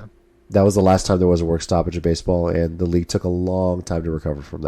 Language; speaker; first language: English; native; English